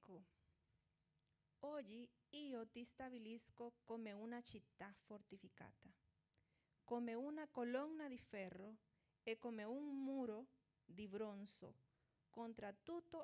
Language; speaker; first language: Italian; non-native, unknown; Portuguese